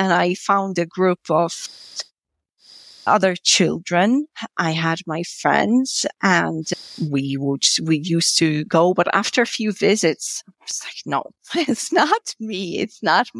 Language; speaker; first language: English; non-native, fluent; Polish